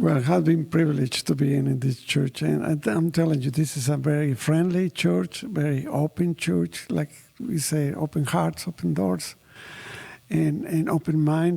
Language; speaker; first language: English; non-native, fluent; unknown